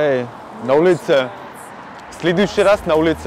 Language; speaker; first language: Russian; non-native, learner; English